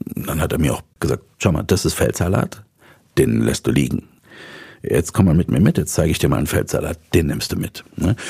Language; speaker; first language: German; native; German